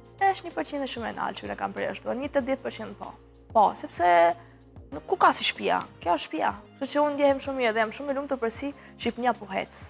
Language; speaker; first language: Albanian; early bilingual, heritage; Albanian